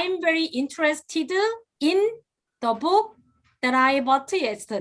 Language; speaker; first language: English; non-native, fluent; Korean